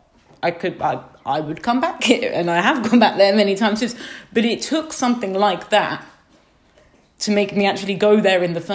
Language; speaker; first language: English; native; English